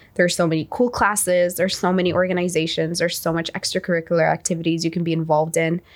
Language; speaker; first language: English; non-native, fluent; Arabic